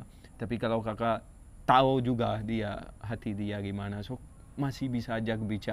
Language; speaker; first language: Indonesian; non-native, fluent; Urdu